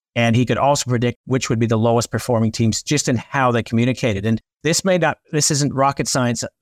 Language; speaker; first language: English; native; English